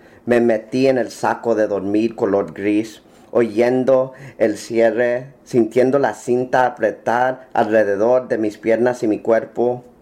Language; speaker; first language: Spanish; early bilingual, heritage; Spanish